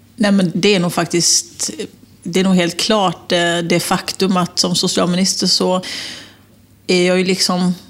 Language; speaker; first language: Swedish; native; Swedish